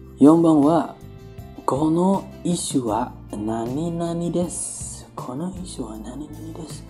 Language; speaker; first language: Japanese; non-native, fluent; Indonesian